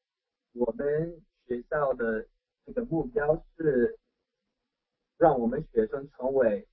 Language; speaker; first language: Chinese; non-native, fluent; English